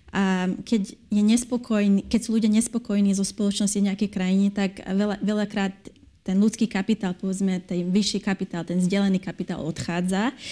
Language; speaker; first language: Slovak; early bilingual, heritage; Slovak